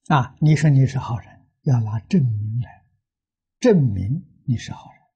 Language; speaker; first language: Chinese; native; Chinese